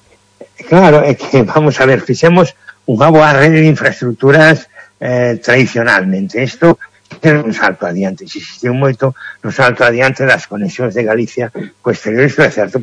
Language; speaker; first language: Galician; native; Galician